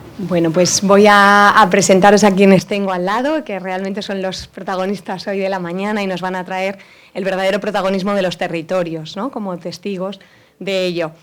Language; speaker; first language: Spanish; native; Spanish